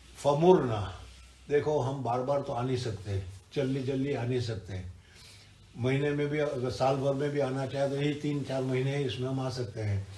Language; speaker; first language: Urdu; non-native, local second language; Gujarati